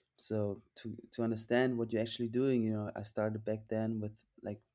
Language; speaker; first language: English; non-native, fluent; German